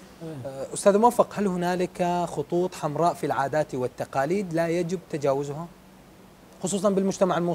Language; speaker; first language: Arabic; native; Arabic